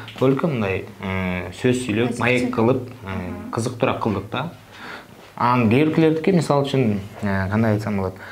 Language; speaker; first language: Kyrgyz; non-native, local second language; Russian